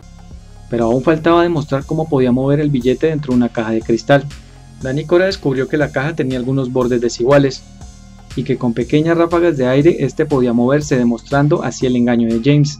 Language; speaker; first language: Spanish; native; Spanish